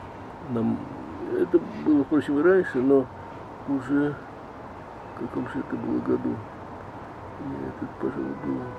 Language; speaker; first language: Russian; native; Russian